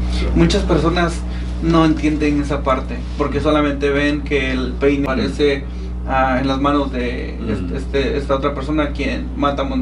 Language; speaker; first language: Spanish; native; Spanish